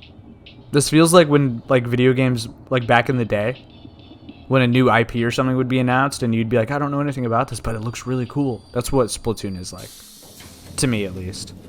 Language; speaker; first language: English; native; English